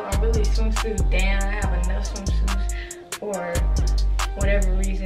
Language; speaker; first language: English; native; English